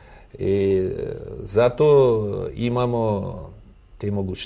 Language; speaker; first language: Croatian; non-native, fluent; Russian